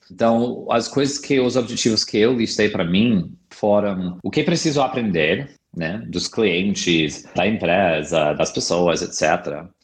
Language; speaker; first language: Portuguese; non-native, fluent; English